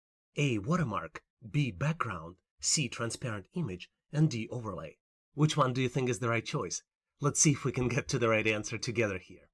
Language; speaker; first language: English; non-native, fluent; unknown